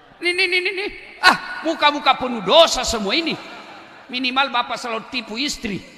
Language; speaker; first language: Indonesian; non-native, local second language; Buginese